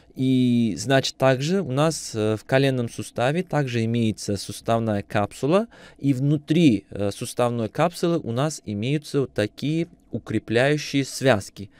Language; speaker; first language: Russian; non-native, local second language; Uzbek